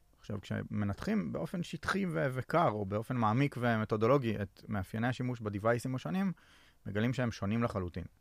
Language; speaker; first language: Hebrew; native; Hebrew